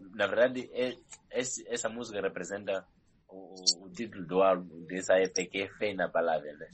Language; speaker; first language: Portuguese; non-native, local second language; Nyanja